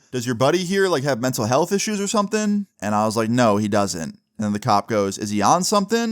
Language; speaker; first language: English; native; English